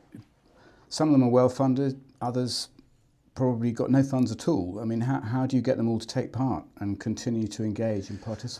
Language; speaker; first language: English; native; English